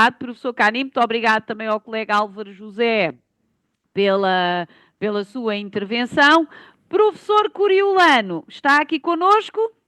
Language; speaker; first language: Portuguese; native; Portuguese